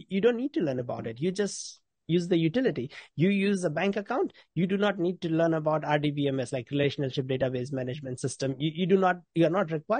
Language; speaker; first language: English; native; English